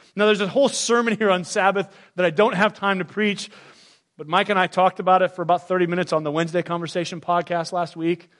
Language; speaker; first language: English; native; English